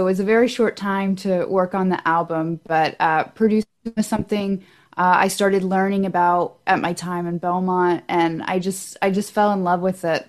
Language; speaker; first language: English; native; English